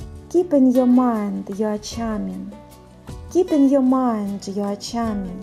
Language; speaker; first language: English; non-native, fluent; Russian